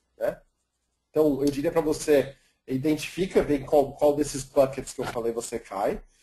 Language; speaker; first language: Portuguese; native; Portuguese